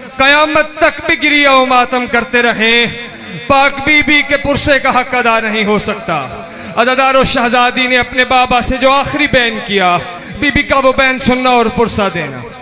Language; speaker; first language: Urdu; non-native, local second language; Punjabi